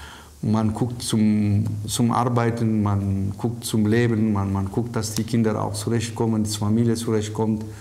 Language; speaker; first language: German; non-native, fluent; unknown